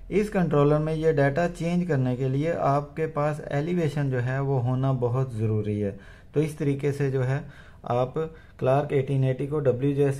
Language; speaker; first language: Urdu; non-native, local second language; Punjabi